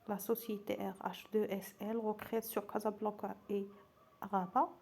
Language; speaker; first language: French; non-native, local second language; Arabic